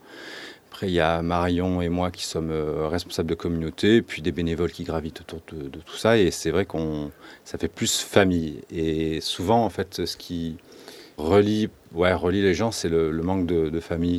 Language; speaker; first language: French; native; French